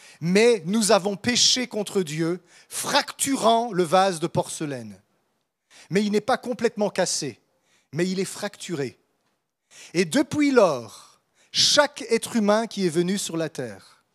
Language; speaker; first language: French; native; French